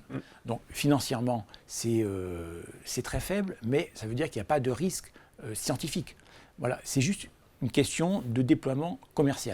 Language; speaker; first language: French; native; French